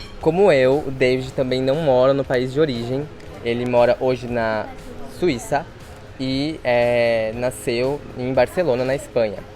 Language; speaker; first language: Portuguese; native; Portuguese